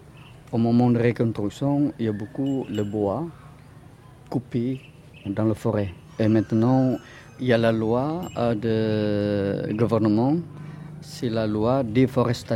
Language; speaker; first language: French; non-native, fluent; Indonesian